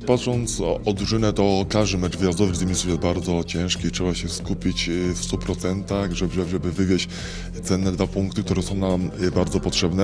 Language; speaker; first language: Polish; native; Polish